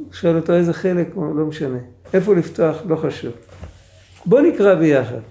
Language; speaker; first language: Hebrew; non-native, fluent; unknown